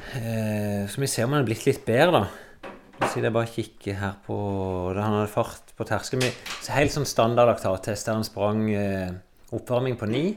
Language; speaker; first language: Norwegian; native; Norwegian